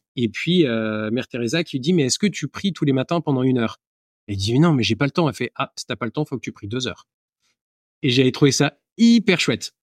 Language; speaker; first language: French; native; French